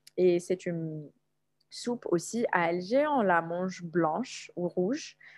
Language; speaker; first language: French; non-native, local second language; Arabic